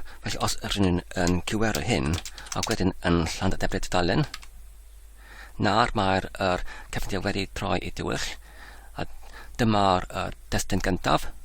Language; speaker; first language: Welsh; non-native, learner; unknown